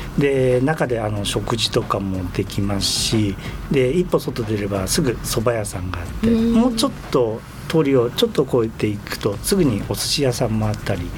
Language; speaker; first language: Japanese; native; Japanese